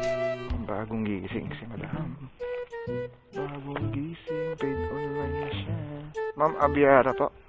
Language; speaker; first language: Filipino; native; Filipino